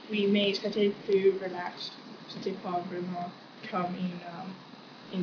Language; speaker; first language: French; non-native, learner; English